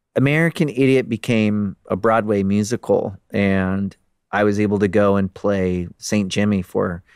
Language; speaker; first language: English; native; English